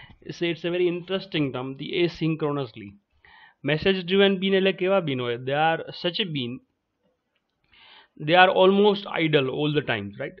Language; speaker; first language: English; non-native, local second language; Gujarati